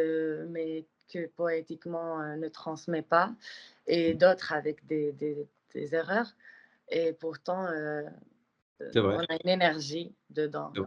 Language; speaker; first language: French; non-native, fluent; Spanish